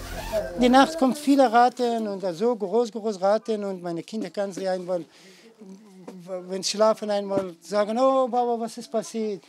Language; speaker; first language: German; non-native, learner; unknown